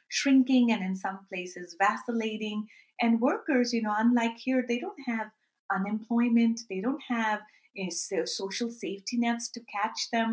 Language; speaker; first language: English; non-native, local second language; Urdu